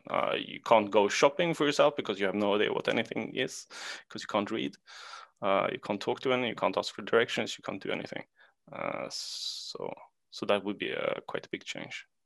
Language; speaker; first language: English; non-native, fluent; Swedish